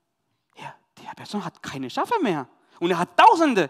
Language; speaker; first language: German; non-native, learner; Spanish